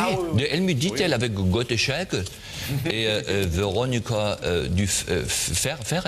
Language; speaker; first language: French; non-native, learner; German